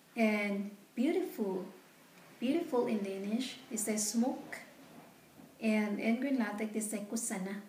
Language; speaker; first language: English; non-native, local second language; Filipino